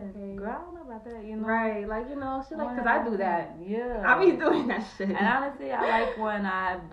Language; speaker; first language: English; native; English